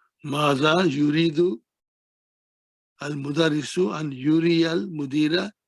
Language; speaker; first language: Arabic; non-native, fluent; Urdu